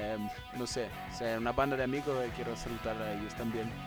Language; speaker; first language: Spanish; non-native, learner; Italian